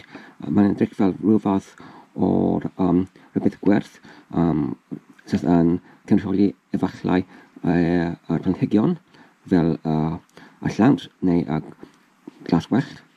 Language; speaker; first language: Welsh; non-native, learner; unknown